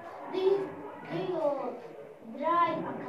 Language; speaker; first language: English; non-native, learner; Arabic